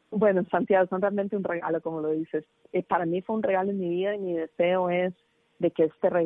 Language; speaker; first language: Spanish; native; Spanish